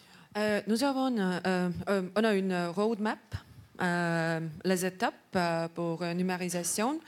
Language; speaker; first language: French; non-native, learner; Estonian